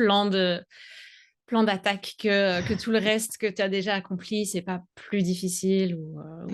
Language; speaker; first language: French; native; French